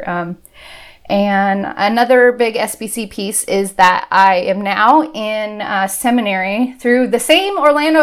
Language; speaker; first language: English; native; English